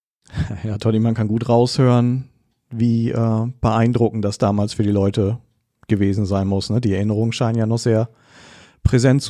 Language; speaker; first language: German; native; German